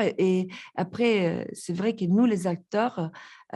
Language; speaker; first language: French; non-native, fluent; Italian